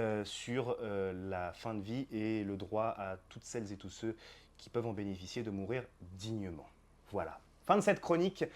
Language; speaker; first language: French; native; French